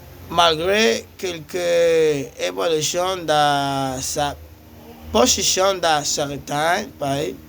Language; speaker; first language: French; non-native, learner; Spanish